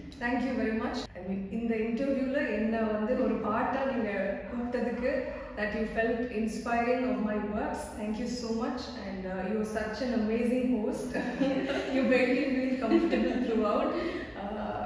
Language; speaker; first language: English; non-native, local second language; Tamil